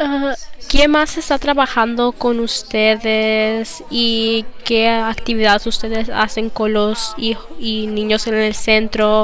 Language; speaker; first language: Spanish; non-native, learner; English